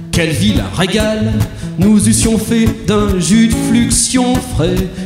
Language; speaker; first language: French; native; French